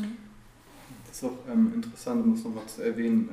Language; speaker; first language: German; native; German